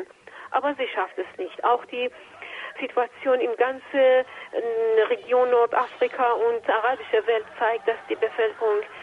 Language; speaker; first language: German; non-native, fluent; Persian